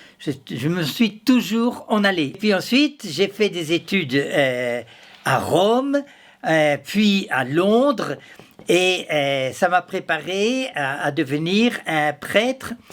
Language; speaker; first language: French; native; French